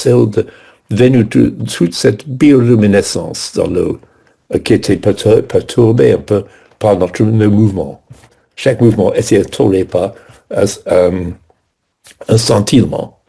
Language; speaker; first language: French; non-native, fluent; English